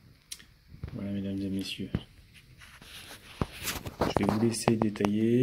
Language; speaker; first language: French; native; French